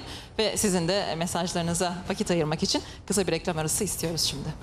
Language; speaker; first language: Turkish; native; Turkish